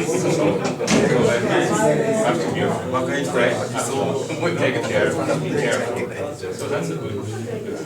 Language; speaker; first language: English; non-native, fluent; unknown